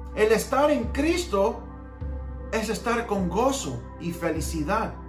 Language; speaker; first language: Spanish; early bilingual, heritage; Spanish